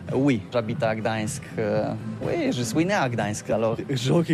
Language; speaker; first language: French; non-native, learner; Polish